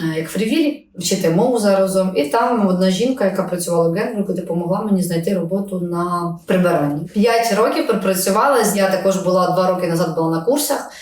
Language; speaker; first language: Ukrainian; native; Ukrainian